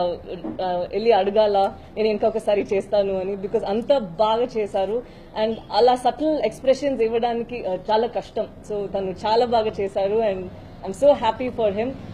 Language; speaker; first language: Telugu; non-native, fluent; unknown